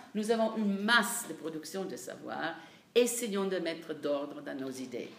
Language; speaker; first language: French; non-native, fluent; Italian